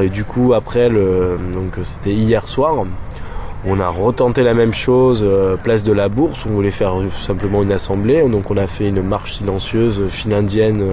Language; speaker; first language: French; native; French